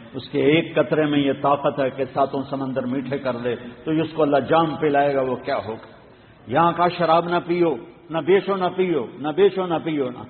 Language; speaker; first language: Urdu; non-native, local second language; Punjabi